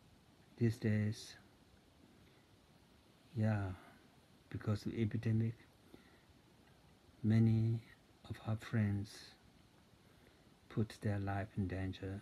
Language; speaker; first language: English; non-native, fluent; Tibetan